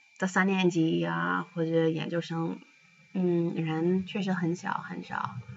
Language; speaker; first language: Chinese; non-native, fluent; English